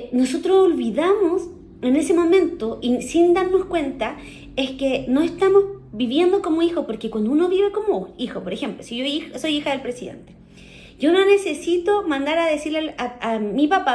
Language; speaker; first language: Spanish; native; Spanish